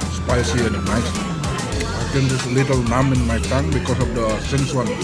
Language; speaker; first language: English; non-native, learner; Indonesian